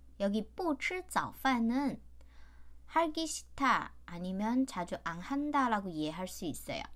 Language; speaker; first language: Korean; non-native, fluent; Chinese